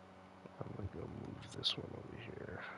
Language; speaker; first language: English; native; English